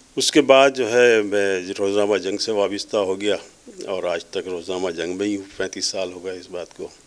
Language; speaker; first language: Urdu; native; Urdu